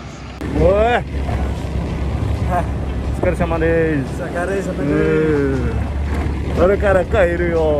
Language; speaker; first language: Japanese; non-native, learner; Indonesian